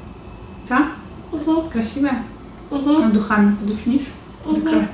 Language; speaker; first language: Russian; native; Russian